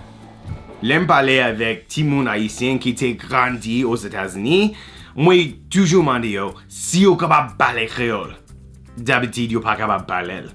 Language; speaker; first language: Haitian Creole; non-native, learner; English